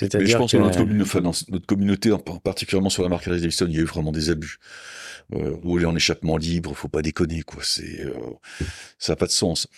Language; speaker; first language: French; native; French